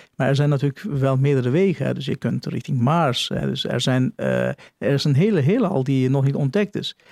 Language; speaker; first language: Dutch; non-native, fluent; Turkish